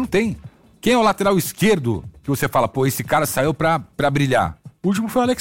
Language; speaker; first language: Portuguese; native; Portuguese